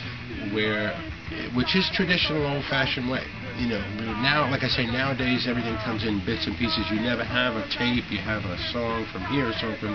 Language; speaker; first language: English; native; English